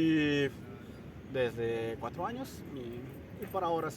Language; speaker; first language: Spanish; non-native, fluent; Italian